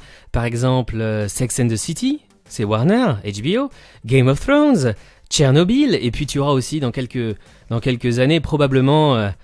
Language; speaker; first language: French; native; French